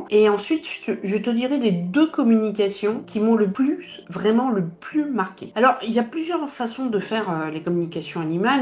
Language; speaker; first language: French; native; French